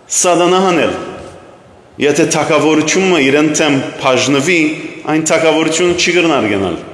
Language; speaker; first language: Armenian; early bilingual, heritage; Armenian